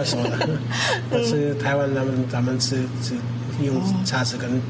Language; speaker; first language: Chinese; non-native, learner; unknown